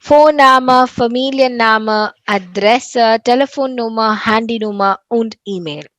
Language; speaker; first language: German; non-native, fluent; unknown